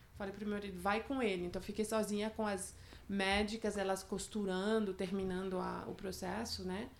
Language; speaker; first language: Portuguese; non-native, fluent; French